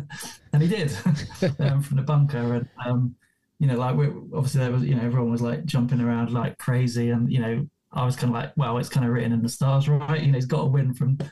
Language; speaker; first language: English; native; English